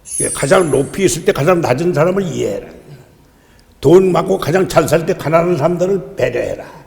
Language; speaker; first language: Korean; native; Korean